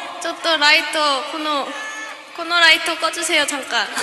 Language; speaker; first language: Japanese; non-native, learner; Korean